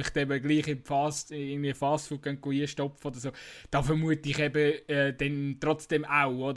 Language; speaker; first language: German; native; German